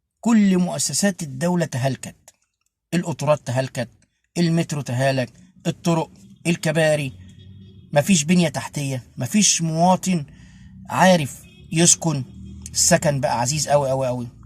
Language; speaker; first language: Arabic; native; Arabic